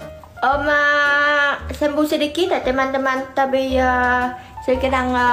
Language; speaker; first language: Indonesian; non-native, learner; Vietnamese